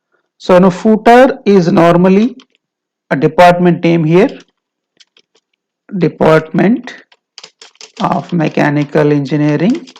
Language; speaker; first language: English; non-native, local second language; Kannada